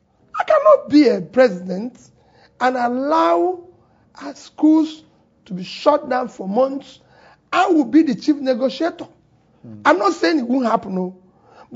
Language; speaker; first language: English; non-native, local second language; Igbo